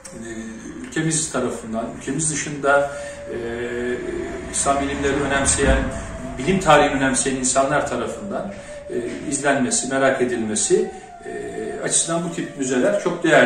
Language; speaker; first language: Turkish; native; Turkish